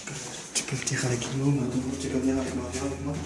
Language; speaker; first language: French; native; French